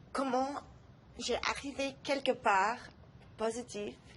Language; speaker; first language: French; non-native, local second language; English